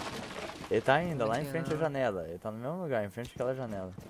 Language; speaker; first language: Portuguese; native; Portuguese